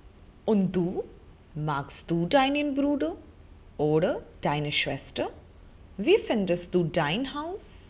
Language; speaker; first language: German; non-native, fluent; Hindi